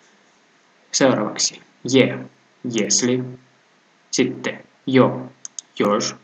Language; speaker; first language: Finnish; non-native, fluent; Russian